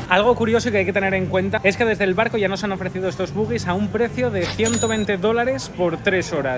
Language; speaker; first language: Spanish; native; Spanish